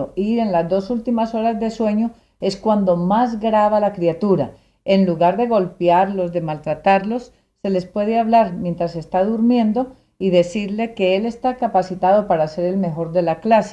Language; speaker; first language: Spanish; native; Spanish